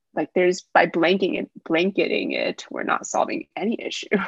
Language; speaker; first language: English; early bilingual, other home language; Wu Chinese